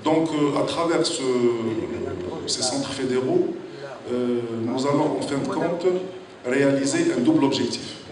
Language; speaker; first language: French; non-native, local second language; Arabic